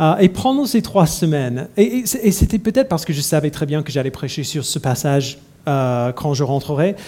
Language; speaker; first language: French; non-native, fluent; English